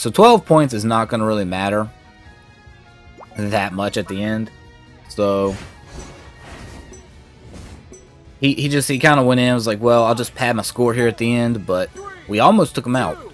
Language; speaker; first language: English; native; English